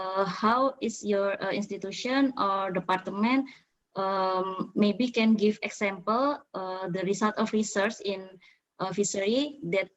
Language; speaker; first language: English; non-native, learner; Indonesian